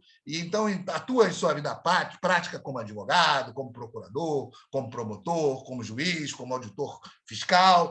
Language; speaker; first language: Portuguese; native; Portuguese